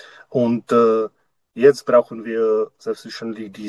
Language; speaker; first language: German; non-native, learner; Czech